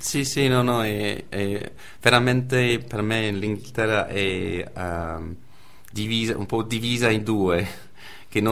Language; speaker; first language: Italian; non-native, fluent; English